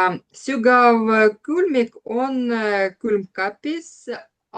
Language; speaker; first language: Estonian; non-native, learner; Russian